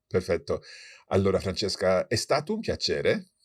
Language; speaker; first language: Italian; non-native, fluent; English